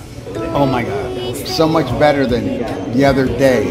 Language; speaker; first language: English; native; English